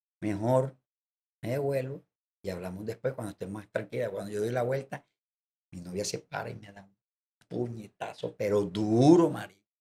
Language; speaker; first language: Spanish; native; Spanish